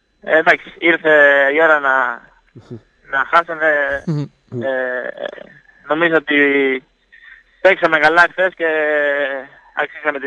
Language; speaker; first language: Greek; non-native, fluent; Italian